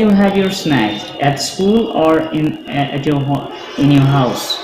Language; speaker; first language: English; non-native, fluent; Bangla